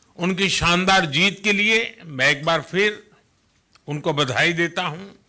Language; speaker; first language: Hindi; non-native, local second language; Gujarati